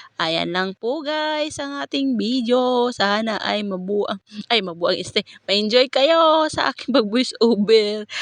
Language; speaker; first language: Filipino; non-native, local second language; Cebuano